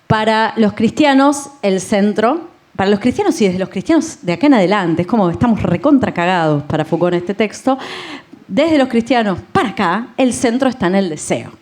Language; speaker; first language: Spanish; native; Spanish